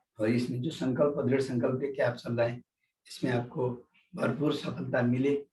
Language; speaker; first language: Hindi; non-native, fluent; Nepali